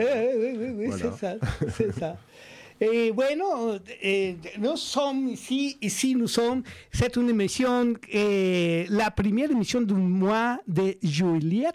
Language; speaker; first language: French; non-native, learner; Spanish